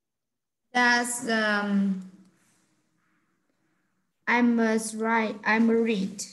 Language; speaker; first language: English; non-native, learner; Vietnamese